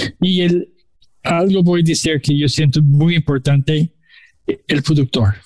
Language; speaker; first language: Spanish; non-native, learner; English